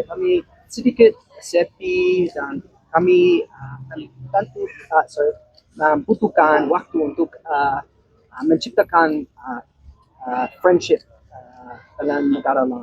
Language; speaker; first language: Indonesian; non-native, fluent; English